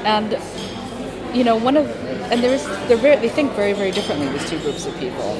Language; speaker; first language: English; native; English